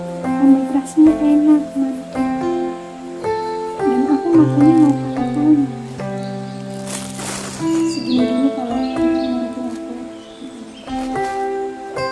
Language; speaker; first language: Indonesian; non-native, local second language; Javanese